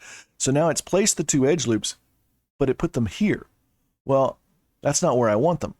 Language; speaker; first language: English; native; English